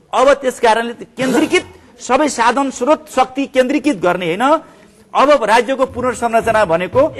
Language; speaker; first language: Nepali; native; Nepali